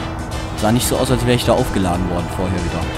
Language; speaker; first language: German; native; German